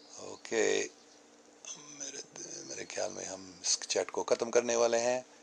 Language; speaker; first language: Urdu; non-native, local second language; English